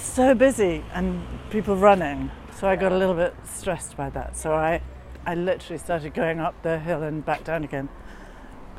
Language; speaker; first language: English; native; English